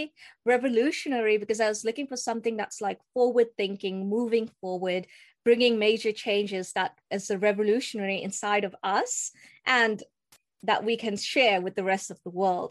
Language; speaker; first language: English; native; English